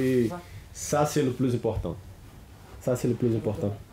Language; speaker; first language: French; non-native, learner; Portuguese